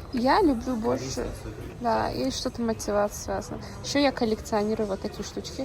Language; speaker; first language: Russian; non-native, fluent; Azerbaijani